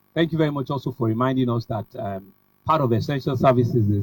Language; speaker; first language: English; non-native, local second language; Yoruba